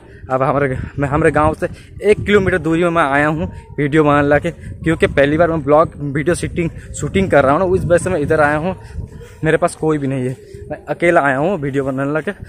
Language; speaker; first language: Hindi; non-native, local second language; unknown